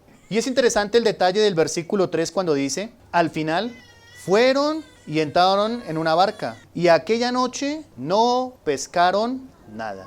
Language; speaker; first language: Spanish; native; Spanish